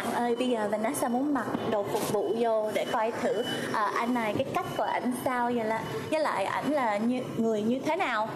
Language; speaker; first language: Vietnamese; early bilingual, heritage; Vietnamese